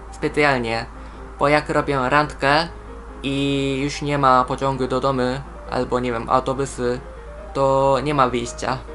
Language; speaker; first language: Polish; non-native, fluent; Japanese